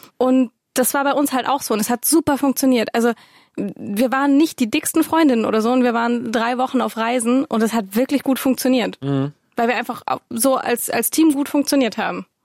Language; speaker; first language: German; native; German